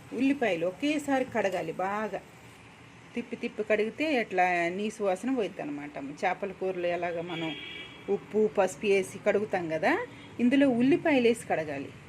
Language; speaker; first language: Telugu; non-native, local second language; Urdu